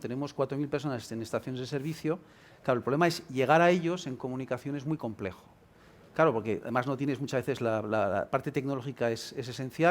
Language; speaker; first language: Spanish; native; Spanish